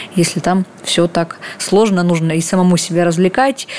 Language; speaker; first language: Russian; native; Russian